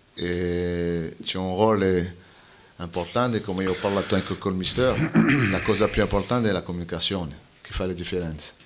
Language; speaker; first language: Italian; non-native, fluent; French